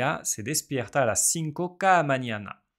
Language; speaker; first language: Spanish; non-native, fluent; French